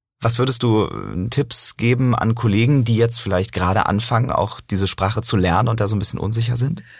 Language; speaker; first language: German; native; German